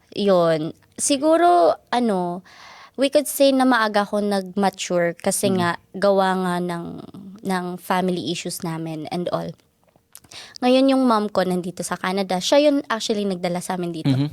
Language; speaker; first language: Filipino; native; Filipino